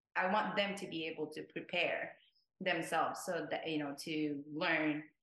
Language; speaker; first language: English; non-native, fluent; Japanese